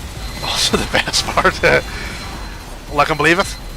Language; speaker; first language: English; native; English